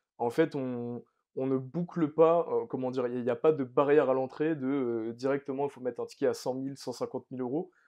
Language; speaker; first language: French; native; French